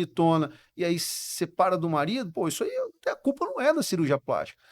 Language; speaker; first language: Portuguese; native; Portuguese